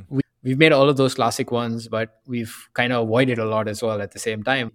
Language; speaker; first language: English; non-native, local second language; Tamil